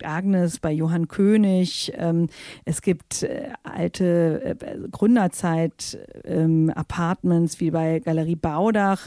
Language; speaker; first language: German; native; German